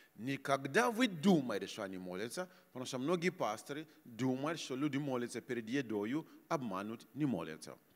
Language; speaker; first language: Russian; non-native, fluent; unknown